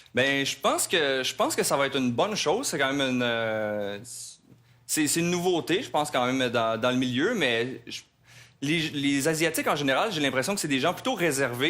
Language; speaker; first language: French; native; French